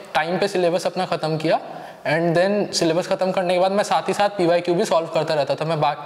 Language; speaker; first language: Hindi; native; Hindi